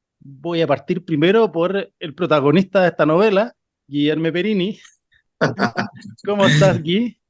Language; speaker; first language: Spanish; native; Spanish